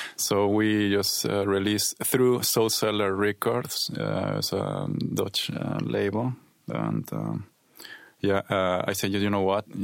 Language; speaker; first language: English; non-native, fluent; Spanish